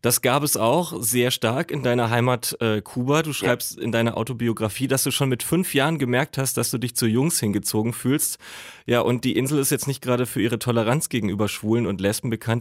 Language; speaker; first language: German; native; German